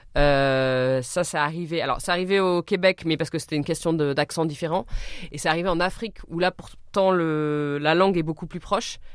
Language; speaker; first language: French; native; French